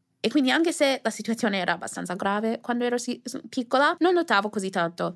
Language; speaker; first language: Italian; non-native, fluent; English